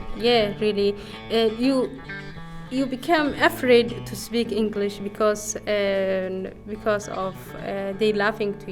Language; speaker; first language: English; non-native, local second language; Somali